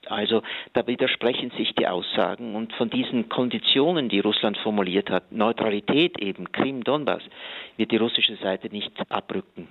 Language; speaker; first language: German; native; German